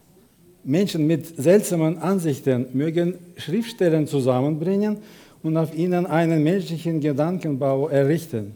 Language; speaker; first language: German; non-native, fluent; Russian